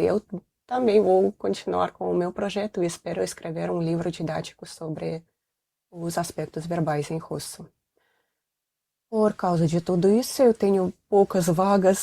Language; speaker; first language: Portuguese; non-native, fluent; Russian